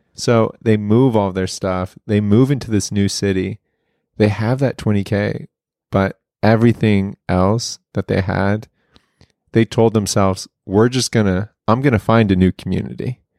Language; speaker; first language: English; native; English